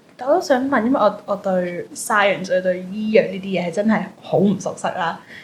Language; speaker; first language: Cantonese; native; Cantonese